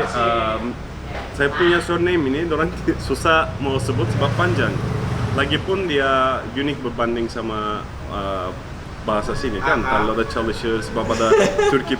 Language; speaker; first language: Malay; non-native, fluent; Turkish